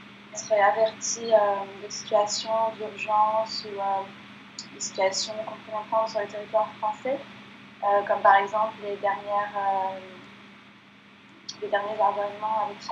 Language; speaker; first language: French; native; French